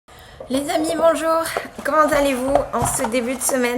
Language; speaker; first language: French; native; French